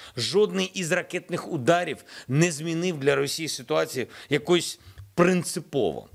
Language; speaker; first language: Ukrainian; non-native, local second language; Russian